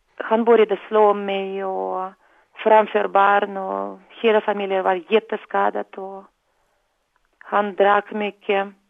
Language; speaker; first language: Swedish; non-native, fluent; Russian